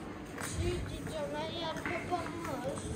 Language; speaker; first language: Turkish; early bilingual, heritage; Turkish